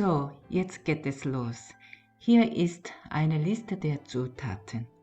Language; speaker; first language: German; non-native, fluent; Korean